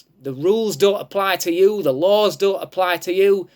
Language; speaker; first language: English; native; English